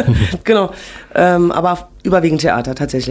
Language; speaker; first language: German; native; German